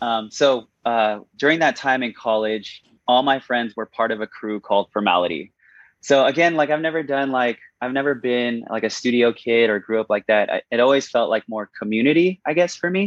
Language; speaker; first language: English; native; English